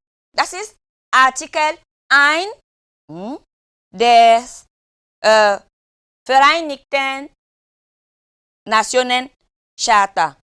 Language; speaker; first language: German; non-native, learner; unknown